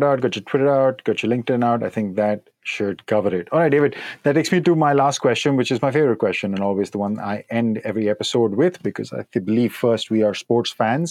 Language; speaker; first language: English; non-native, local second language; Hindi